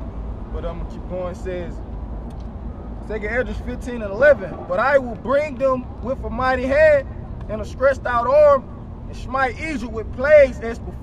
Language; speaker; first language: English; native; English